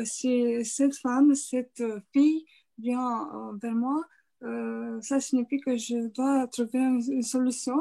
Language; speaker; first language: French; non-native, fluent; Romanian